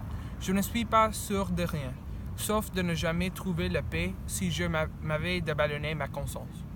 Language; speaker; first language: French; non-native, learner; English